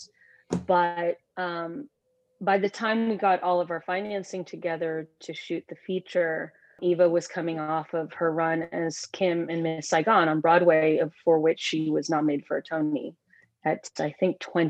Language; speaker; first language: English; native; English